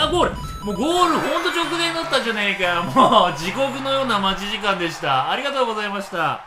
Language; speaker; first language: Japanese; native; Japanese